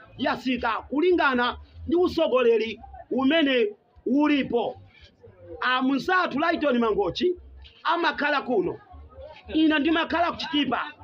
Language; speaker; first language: Nyanja; non-native, local second language; Tumbuka